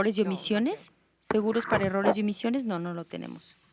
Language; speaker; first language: Spanish; native; Spanish